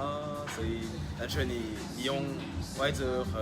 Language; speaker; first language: Chinese; non-native, learner; French